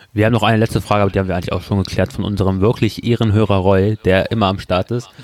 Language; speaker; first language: German; early bilingual, other home language; Turkish